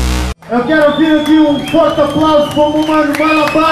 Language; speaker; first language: Portuguese; native; Portuguese